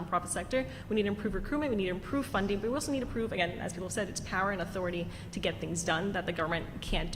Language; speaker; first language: English; early bilingual, other home language; Italian